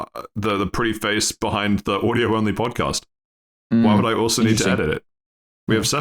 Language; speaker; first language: English; native; English